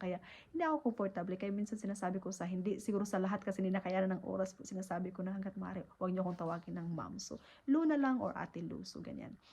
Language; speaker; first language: Filipino; native; Filipino